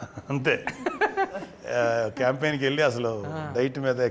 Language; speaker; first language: Telugu; native; Telugu